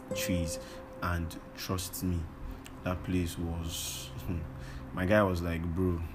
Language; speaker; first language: English; non-native, local second language; Yoruba